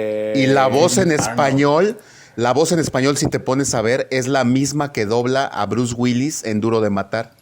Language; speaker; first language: Spanish; native; Spanish